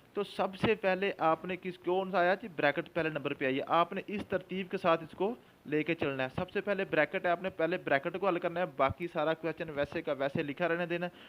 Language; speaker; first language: Urdu; non-native, local second language; Punjabi